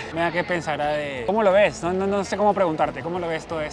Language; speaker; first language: Spanish; native; Spanish